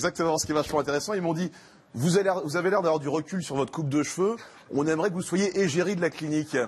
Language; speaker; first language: French; native; French